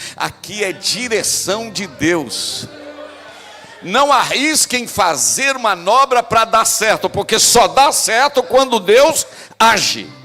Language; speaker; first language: Portuguese; native; Portuguese